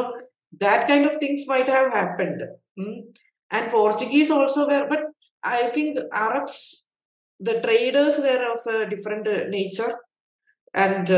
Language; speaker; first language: English; non-native, local second language; Malayalam